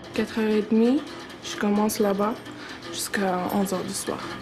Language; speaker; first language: French; non-native, learner; Persian